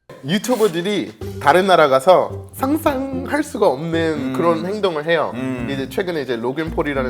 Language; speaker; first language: Korean; non-native, fluent; English